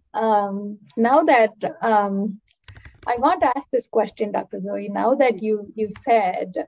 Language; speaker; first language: English; non-native, local second language; Tamil